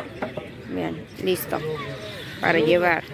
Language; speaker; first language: Spanish; native; Spanish